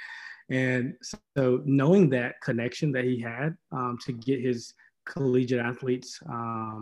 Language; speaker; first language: English; native; English